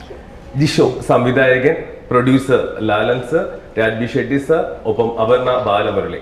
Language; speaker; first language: Malayalam; native; Malayalam